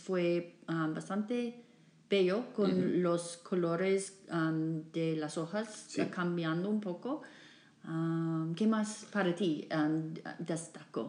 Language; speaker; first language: Spanish; non-native, fluent; English